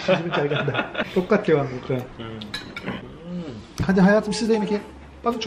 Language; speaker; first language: Korean; non-native, fluent; Turkish